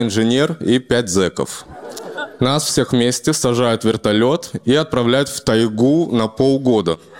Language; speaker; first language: Russian; native; Russian